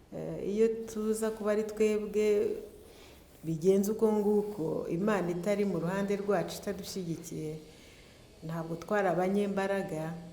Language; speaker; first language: Kinyarwanda; native; Kinyarwanda